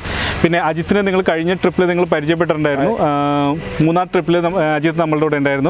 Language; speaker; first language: Malayalam; native; Malayalam